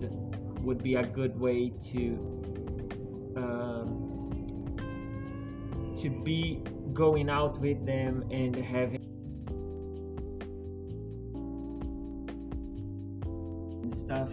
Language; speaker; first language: English; non-native, fluent; Portuguese